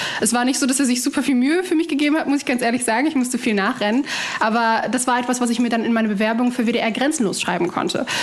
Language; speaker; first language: German; early bilingual, other home language; Arabic